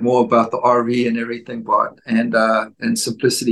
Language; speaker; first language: English; native; English